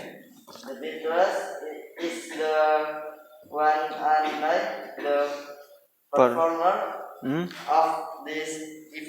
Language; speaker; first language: English; non-native, learner; Indonesian